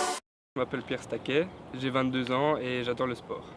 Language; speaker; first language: French; native; French